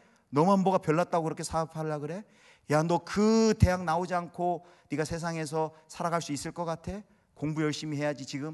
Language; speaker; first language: Korean; native; Korean